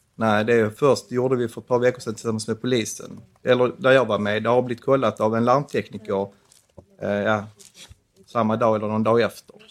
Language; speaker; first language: Swedish; native; Swedish